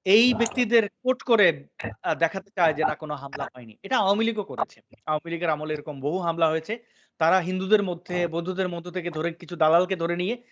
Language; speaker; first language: Bangla; native; Bangla